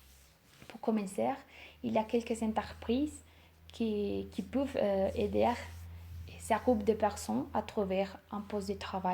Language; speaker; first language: French; non-native, learner; Spanish